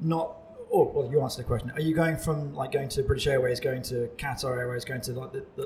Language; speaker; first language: English; native; English